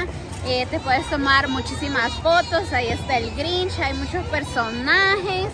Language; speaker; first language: Spanish; native; Spanish